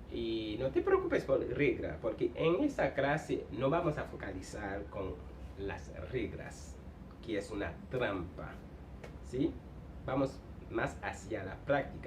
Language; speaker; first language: Spanish; non-native, fluent; Haitian Creole